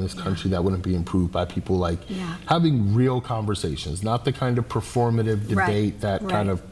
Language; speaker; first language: English; native; English